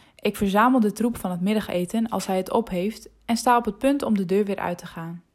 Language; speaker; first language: Dutch; non-native, local second language; Western Frisian